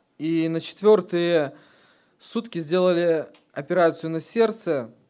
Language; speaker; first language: Russian; native; Russian